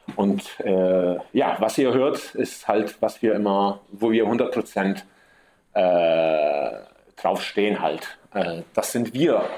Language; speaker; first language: German; early bilingual, heritage; German